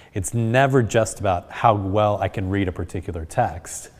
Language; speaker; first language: English; early bilingual, other home language; Spanish